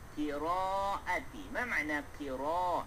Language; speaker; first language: Arabic; non-native, fluent; Malay